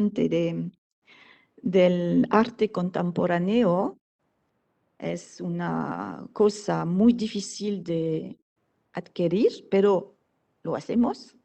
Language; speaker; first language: Spanish; non-native, fluent; French